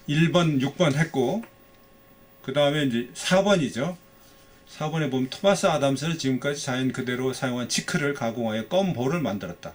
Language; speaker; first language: Korean; native; Korean